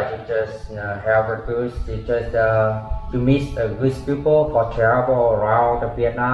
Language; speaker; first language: English; non-native, learner; Vietnamese